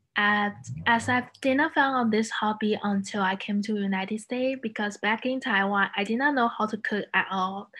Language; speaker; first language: English; non-native, fluent; Chinese